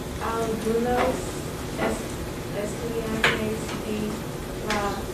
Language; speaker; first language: Spanish; non-native, learner; English